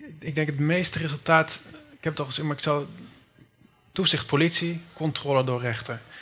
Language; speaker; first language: Dutch; native; Dutch